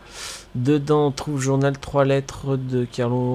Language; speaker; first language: French; native; French